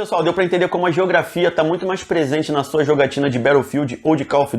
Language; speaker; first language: Portuguese; native; Portuguese